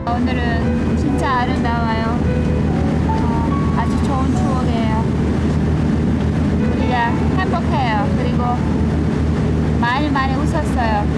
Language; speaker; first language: Korean; non-native, learner; Hungarian